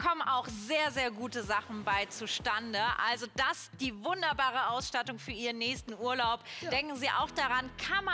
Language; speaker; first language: German; native; German